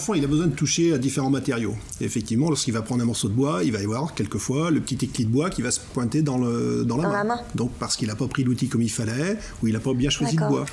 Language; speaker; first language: French; native; French